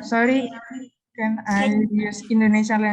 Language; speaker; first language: English; non-native, learner; Indonesian